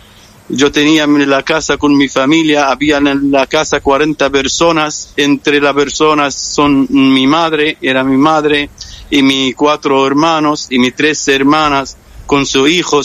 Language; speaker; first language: Spanish; non-native, fluent; Arabic